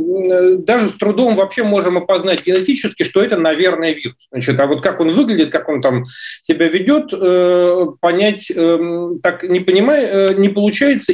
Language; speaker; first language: Russian; native; Russian